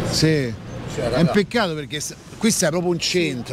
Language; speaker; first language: Italian; native; Italian